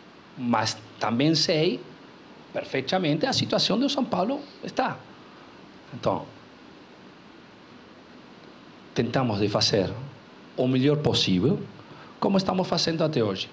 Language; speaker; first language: Portuguese; non-native, local second language; Spanish